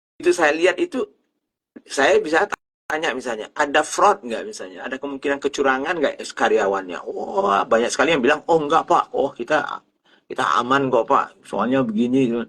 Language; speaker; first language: Indonesian; native; Indonesian